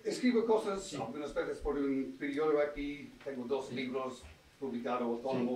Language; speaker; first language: Spanish; non-native, fluent; English